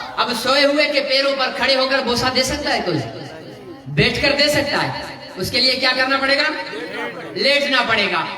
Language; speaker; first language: Urdu; non-native, local second language; Sindhi